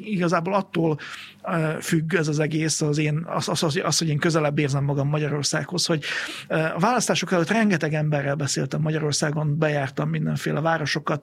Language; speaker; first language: Hungarian; native; Hungarian